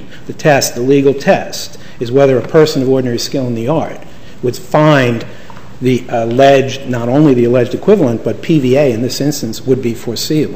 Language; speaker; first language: English; native; English